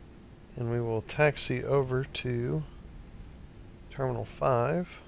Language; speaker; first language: English; native; English